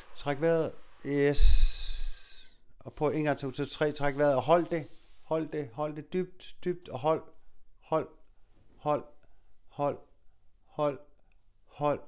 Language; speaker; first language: Danish; native; Danish